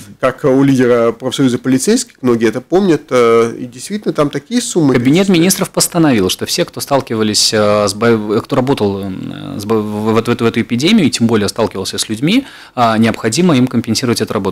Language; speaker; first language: Russian; native; Russian